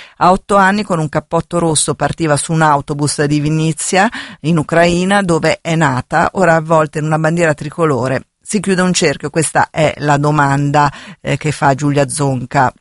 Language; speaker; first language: Italian; native; Italian